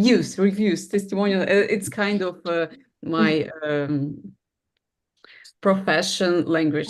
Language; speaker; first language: English; non-native, learner; Russian